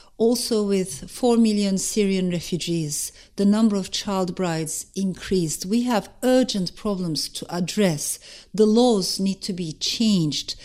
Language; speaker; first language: English; non-native, fluent; Turkish